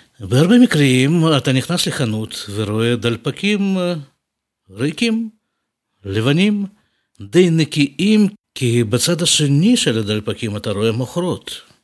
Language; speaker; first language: Hebrew; non-native, fluent; Russian